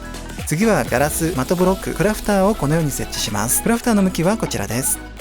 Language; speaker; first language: Japanese; native; Japanese